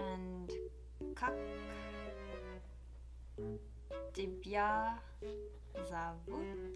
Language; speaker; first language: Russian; non-native, learner; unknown